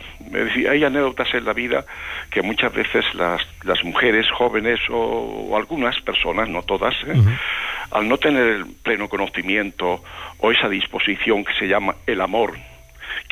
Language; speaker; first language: Spanish; native; Spanish